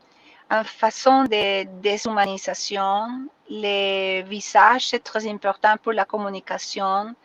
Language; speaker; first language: French; non-native, learner; Spanish